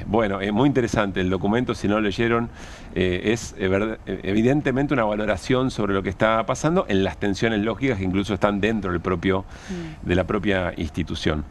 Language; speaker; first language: Spanish; native; Spanish